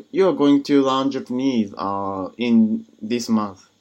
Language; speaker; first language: English; non-native, learner; Japanese